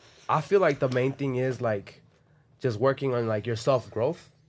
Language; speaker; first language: English; early bilingual, other home language; Spanish